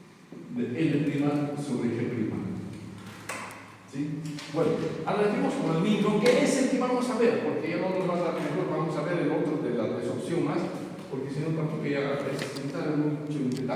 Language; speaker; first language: Spanish; native; Spanish